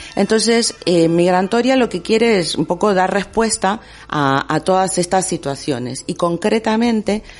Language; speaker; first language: Spanish; native; Spanish